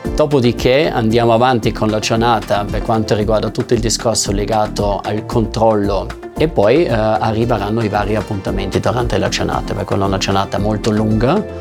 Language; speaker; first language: Italian; non-native, fluent; German